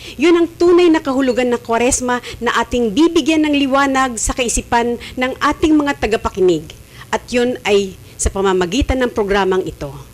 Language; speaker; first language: Filipino; native; Filipino